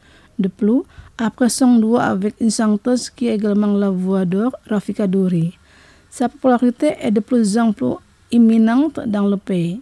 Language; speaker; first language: French; non-native, fluent; Indonesian